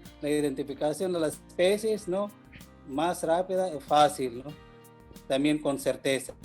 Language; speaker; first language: Spanish; non-native, fluent; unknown